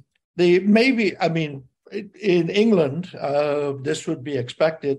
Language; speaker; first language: English; native; English